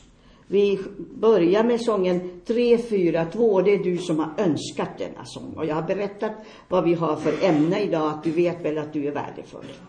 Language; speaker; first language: Swedish; non-native, fluent; Finnish